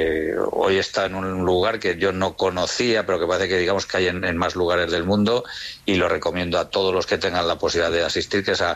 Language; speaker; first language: Spanish; native; Spanish